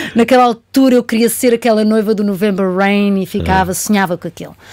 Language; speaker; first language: Portuguese; native; Portuguese